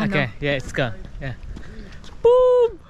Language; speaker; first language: English; non-native, learner; Turkish